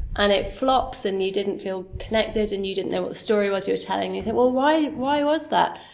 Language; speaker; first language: English; native; English